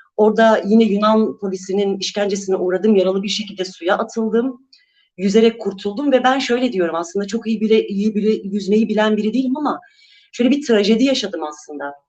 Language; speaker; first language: Turkish; non-native, local second language; Kurdish